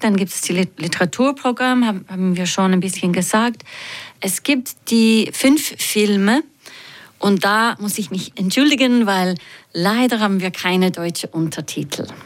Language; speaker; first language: German; non-native, fluent; English